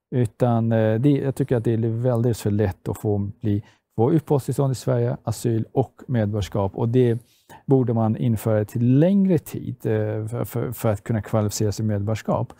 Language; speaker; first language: Swedish; non-native, fluent; Persian